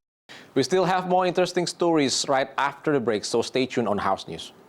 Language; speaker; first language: English; non-native, fluent; Indonesian